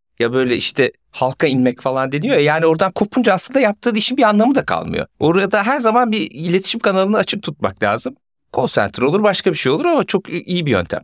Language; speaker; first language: Turkish; native; Turkish